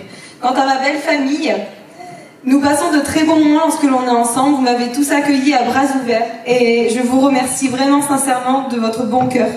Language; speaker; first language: French; native; French